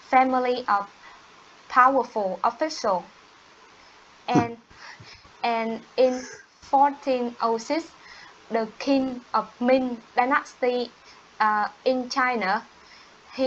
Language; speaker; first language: English; non-native, learner; Vietnamese